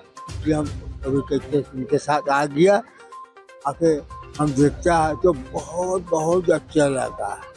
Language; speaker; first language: Hindi; non-native, local second language; Bangla